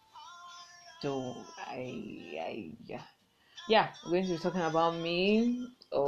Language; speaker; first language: English; non-native, local second language; Igbo